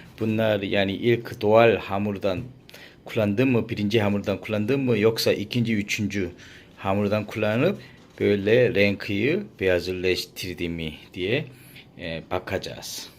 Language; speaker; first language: Turkish; non-native, learner; Korean